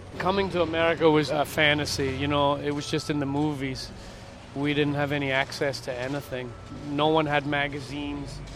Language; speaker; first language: English; native; English